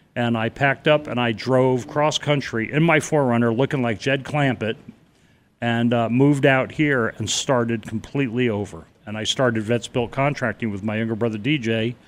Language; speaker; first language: English; native; English